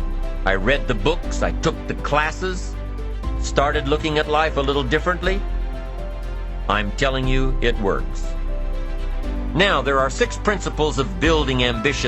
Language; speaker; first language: English; native; English